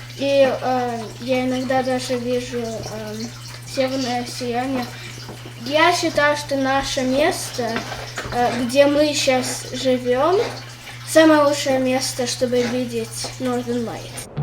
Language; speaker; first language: Russian; early bilingual, heritage; Russian